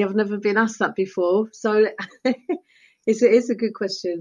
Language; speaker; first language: English; early bilingual, other home language; Spanish